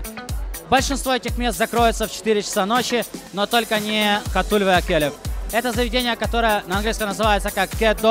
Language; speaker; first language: Russian; native; Russian